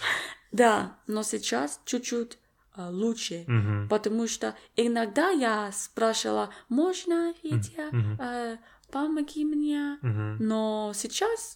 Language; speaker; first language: Russian; non-native, learner; English